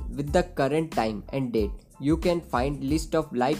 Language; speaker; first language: English; non-native, local second language; Hindi